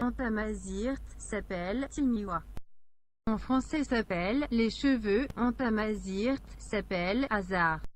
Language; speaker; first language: French; non-native, learner; Berber languages